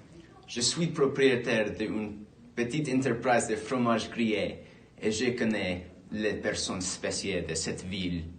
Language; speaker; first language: French; non-native, learner; English